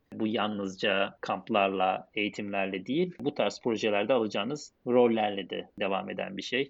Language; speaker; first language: Turkish; native; Turkish